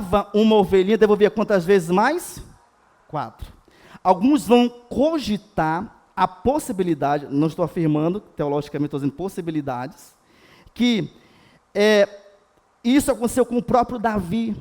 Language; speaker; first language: Portuguese; native; Portuguese